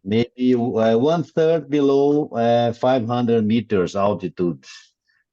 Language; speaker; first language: English; non-native, learner; Portuguese